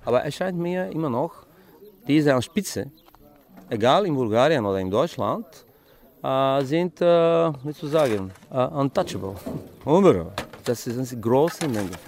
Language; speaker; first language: German; non-native, fluent; Bulgarian